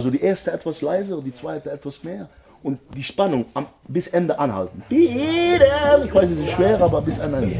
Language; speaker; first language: German; non-native, learner; Dutch